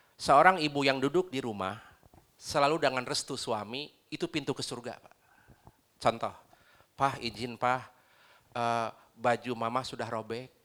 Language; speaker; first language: Indonesian; non-native, local second language; Sundanese